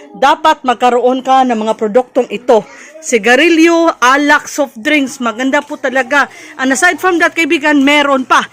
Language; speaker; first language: Filipino; non-native, local second language; Cebuano